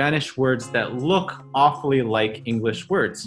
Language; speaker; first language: English; early bilingual, other home language; Chinese